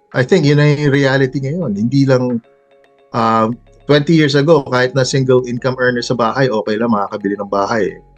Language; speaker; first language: Filipino; native; Filipino